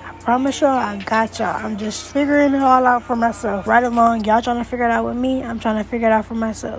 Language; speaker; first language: English; native; English